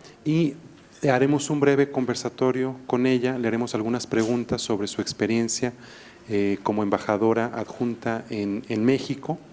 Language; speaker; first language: Spanish; native; Spanish